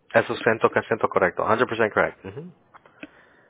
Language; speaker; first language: Spanish; early bilingual, heritage; English